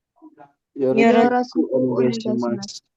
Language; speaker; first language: Japanese; non-native, learner; Indonesian